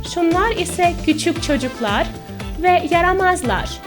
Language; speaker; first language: Turkish; non-native, fluent; Russian